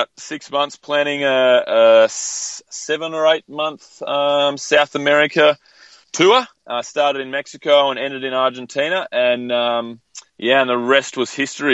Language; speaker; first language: English; native; English